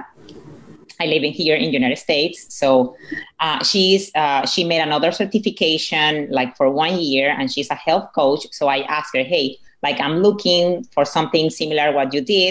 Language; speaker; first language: English; non-native, fluent; Spanish